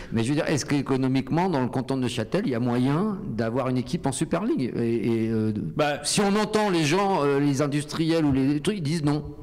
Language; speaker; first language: French; native; French